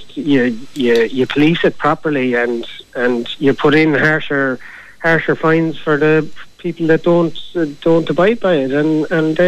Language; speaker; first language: English; native; English